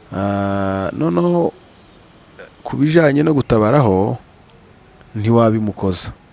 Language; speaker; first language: Kinyarwanda; native; Kinyarwanda